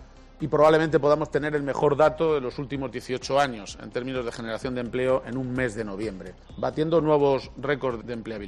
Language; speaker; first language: Spanish; native; Spanish